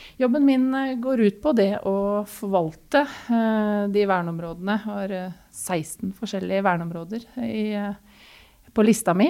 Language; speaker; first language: Norwegian; native; Norwegian